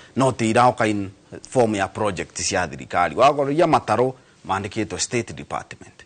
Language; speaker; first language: Kikuyu; non-native, local second language; Embu